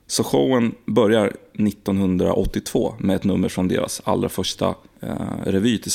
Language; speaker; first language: Swedish; native; Swedish